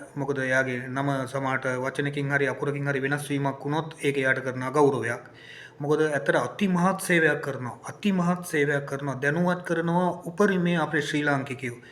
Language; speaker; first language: Sinhala; native; Sinhala